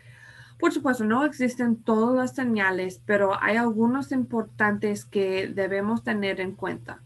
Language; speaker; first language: Spanish; non-native, fluent; English